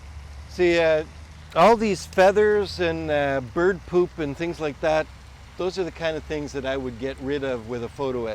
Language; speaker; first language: English; native; English